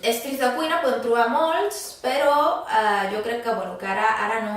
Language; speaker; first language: Catalan; non-native, fluent; Spanish